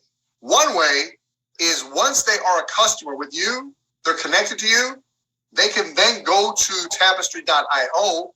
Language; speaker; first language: English; native; English